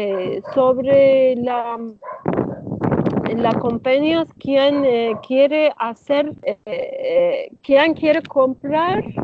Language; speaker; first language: Spanish; non-native, learner; Turkish